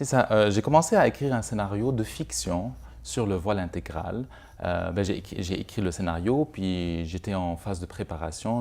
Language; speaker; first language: French; non-native, local second language; Arabic